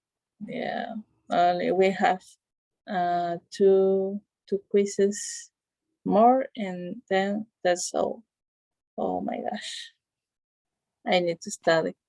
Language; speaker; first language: English; non-native, learner; Spanish